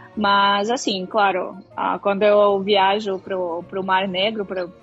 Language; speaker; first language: Portuguese; non-native, fluent; Russian